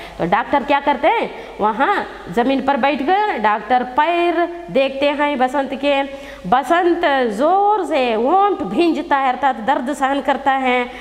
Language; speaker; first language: Hindi; non-native, local second language; Kannada